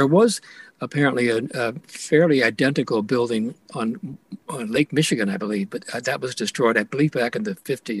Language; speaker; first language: English; native; English